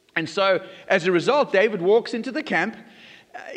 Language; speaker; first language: English; native; English